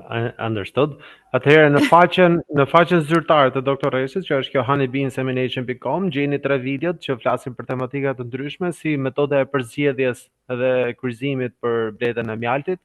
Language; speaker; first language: Albanian; native; Albanian